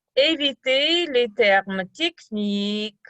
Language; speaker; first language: French; non-native, fluent; Kazakh